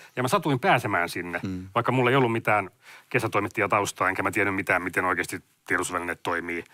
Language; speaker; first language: Finnish; native; Finnish